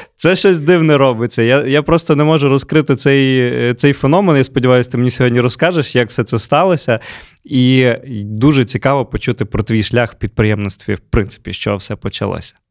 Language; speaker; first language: Ukrainian; native; Ukrainian